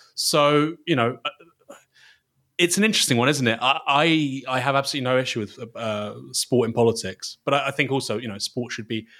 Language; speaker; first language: English; native; English